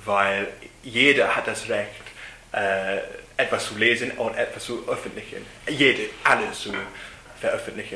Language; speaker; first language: German; non-native, learner; English